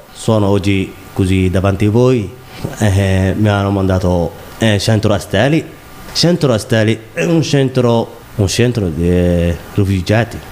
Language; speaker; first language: Italian; non-native, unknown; Somali